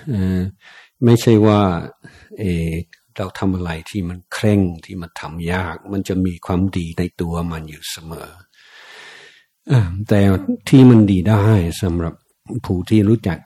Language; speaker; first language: Thai; non-native, fluent; English